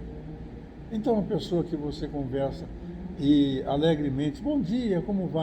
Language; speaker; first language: Portuguese; native; Portuguese